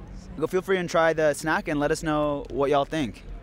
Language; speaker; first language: English; early bilingual, other home language; Spanish